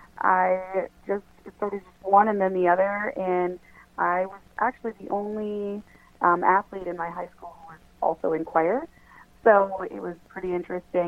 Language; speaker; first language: English; native; English